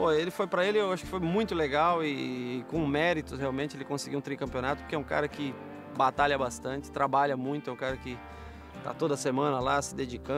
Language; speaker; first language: Portuguese; native; Portuguese